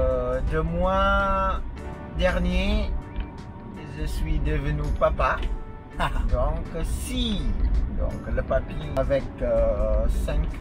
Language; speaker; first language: French; non-native, fluent; Indonesian